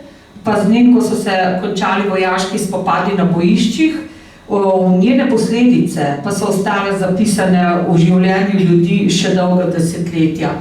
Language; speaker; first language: Slovenian; native; Slovenian